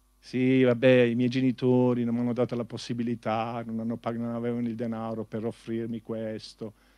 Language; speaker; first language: Italian; native; Italian